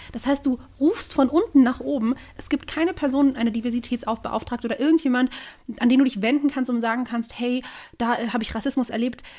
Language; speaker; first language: German; native; German